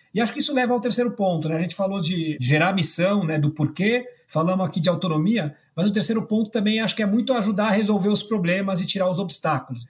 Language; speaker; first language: Portuguese; early bilingual, other home language; Spanish